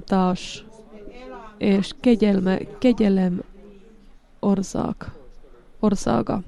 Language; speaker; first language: Hungarian; non-native, learner; Finnish